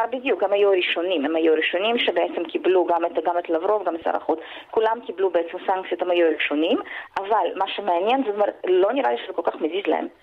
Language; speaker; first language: Hebrew; non-native, fluent; Russian